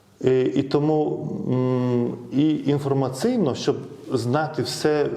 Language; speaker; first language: Ukrainian; non-native, fluent; Lithuanian